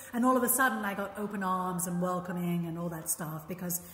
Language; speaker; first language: English; native; English